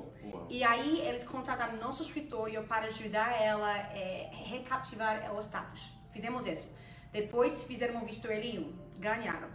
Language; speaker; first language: Portuguese; non-native, fluent; Spanish